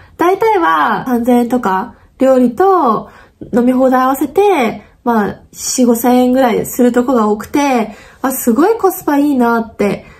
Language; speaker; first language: Japanese; non-native, fluent; German